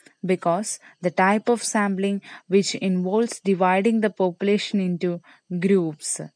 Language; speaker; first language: English; non-native, local second language; Malayalam